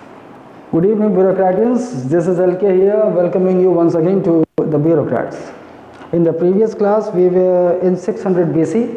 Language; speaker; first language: English; non-native, local second language; Hindi